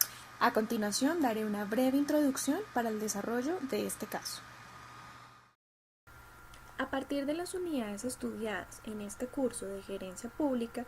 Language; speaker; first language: Spanish; native; Spanish